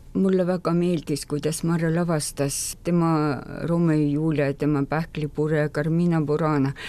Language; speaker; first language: Estonian; non-native, fluent; Russian